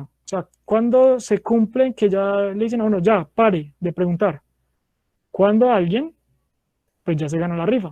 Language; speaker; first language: Spanish; native; Spanish